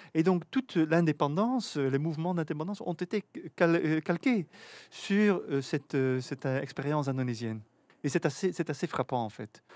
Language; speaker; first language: French; native; French